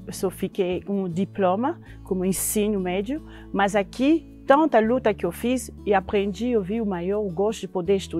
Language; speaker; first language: Portuguese; non-native, fluent; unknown